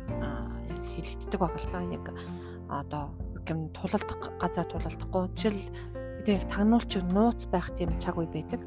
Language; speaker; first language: Mongolian; native; Mongolian